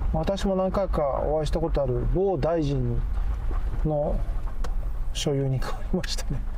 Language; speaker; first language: Japanese; native; Japanese